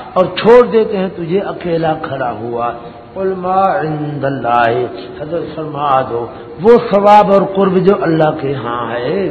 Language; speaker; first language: Urdu; non-native, local second language; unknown